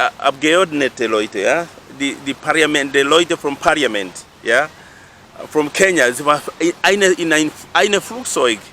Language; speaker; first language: German; non-native, learner; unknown